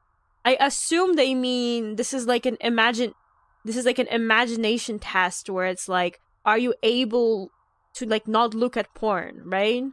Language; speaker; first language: English; non-native, fluent; Polish